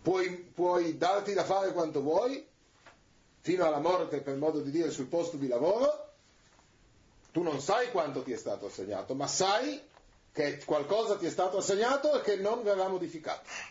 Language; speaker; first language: Italian; native; Italian